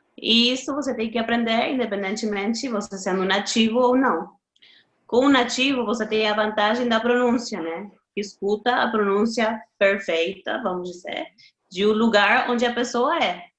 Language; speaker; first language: Portuguese; non-native, fluent; Spanish